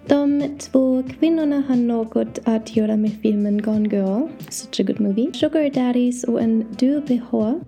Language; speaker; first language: Swedish; non-native, learner; English